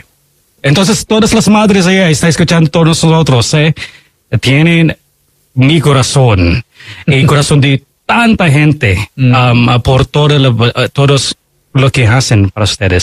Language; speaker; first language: Spanish; non-native, fluent; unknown